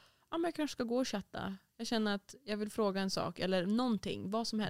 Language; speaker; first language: Swedish; native; Swedish